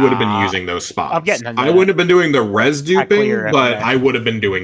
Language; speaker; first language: English; native; English